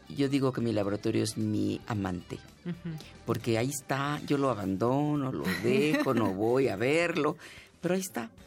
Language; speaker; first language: Spanish; native; Spanish